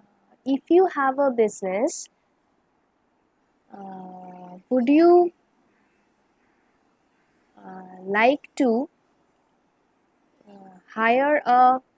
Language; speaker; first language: English; non-native, local second language; Bangla